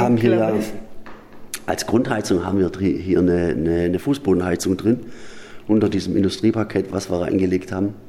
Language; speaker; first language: German; native; German